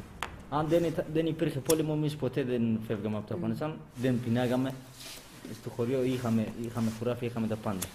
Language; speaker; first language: Greek; non-native, fluent; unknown